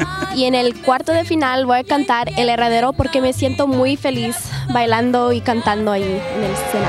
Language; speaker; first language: Spanish; early bilingual, heritage; Spanish